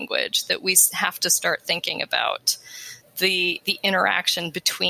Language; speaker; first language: English; native; English